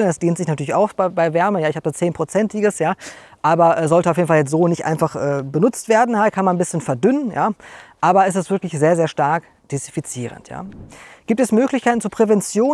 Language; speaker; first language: German; native; German